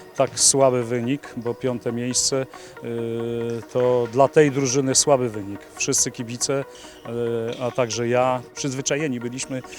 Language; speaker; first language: Polish; native; Polish